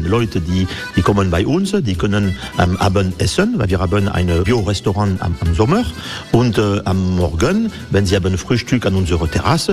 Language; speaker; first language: German; non-native, fluent; French